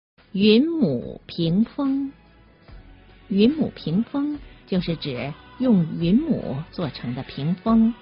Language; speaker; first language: Chinese; native; Chinese